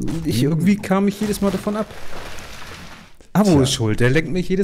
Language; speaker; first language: German; native; German